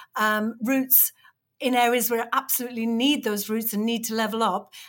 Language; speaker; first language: English; native; English